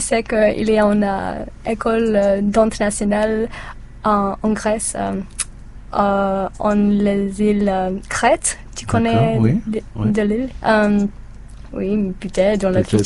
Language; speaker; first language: French; non-native, learner; English